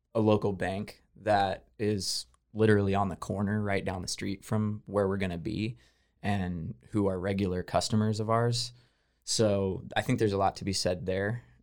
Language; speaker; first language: English; native; English